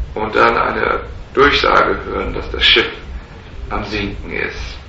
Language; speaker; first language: German; native; German